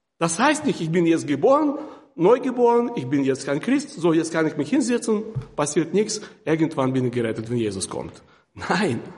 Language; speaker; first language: German; non-native, fluent; Russian